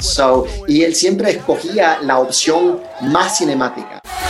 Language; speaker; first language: Spanish; early bilingual, heritage; Spanish